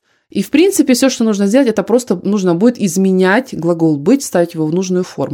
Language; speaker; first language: Russian; native; Russian